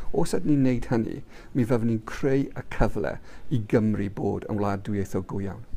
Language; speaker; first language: Welsh; non-native, local second language; English